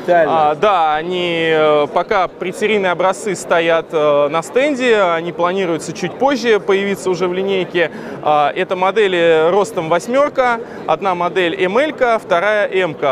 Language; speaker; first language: Russian; native; Russian